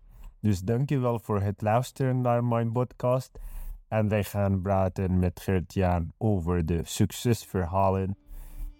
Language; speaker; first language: Dutch; non-native, learner; Arabic